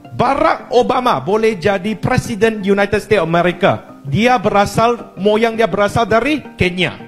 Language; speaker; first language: Malay; non-native, local second language; Chinese